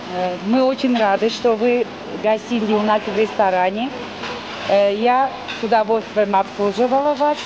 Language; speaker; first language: Russian; non-native, local second language; Armenian